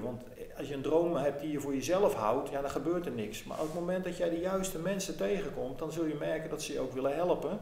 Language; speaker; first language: Dutch; native; Dutch